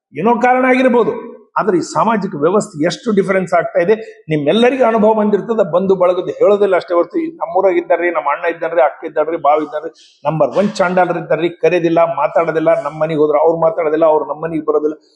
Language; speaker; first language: Kannada; native; Kannada